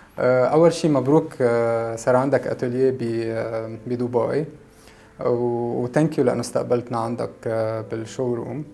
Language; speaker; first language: Arabic; native; Arabic